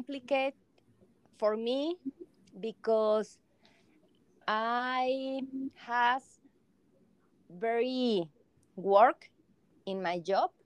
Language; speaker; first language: English; non-native, learner; Spanish